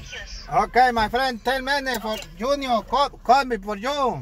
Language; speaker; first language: English; non-native, learner; Spanish